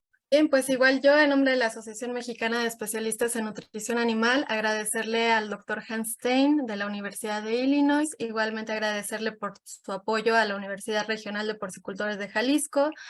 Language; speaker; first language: Spanish; native; Spanish